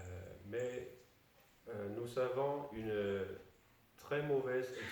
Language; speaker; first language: French; non-native, fluent; Danish